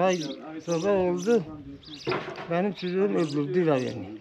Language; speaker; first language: Turkish; non-native, local second language; Kurdish